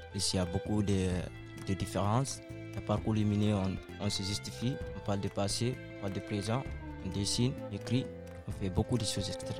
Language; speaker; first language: French; non-native, local second language; Fula